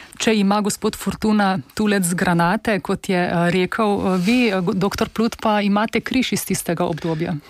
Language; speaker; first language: Slovenian; native; Slovenian